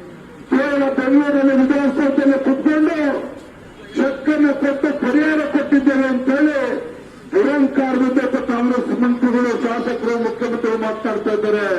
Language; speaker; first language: Kannada; native; Kannada